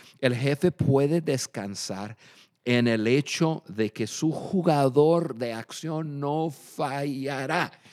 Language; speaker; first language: Spanish; non-native, fluent; English